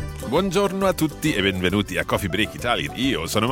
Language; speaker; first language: Italian; non-native, fluent; English